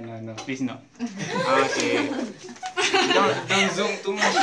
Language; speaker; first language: English; non-native, learner; Malay